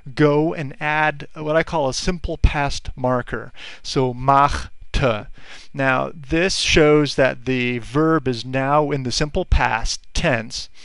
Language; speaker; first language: English; native; English